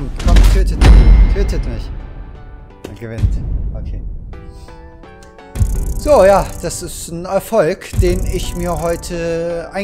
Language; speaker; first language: German; native; German